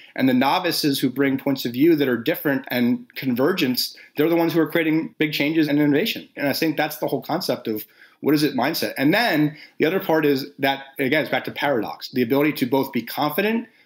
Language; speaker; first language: English; native; English